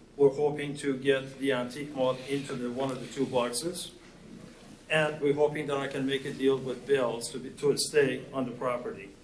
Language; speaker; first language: English; non-native, fluent; Persian